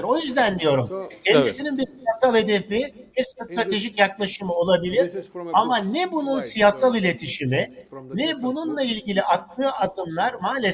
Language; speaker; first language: Turkish; native; Turkish